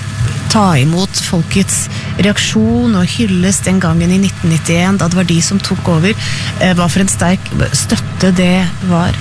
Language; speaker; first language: Norwegian; native; Norwegian